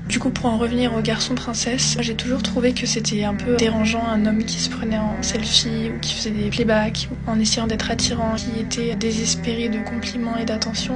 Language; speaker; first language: French; native; French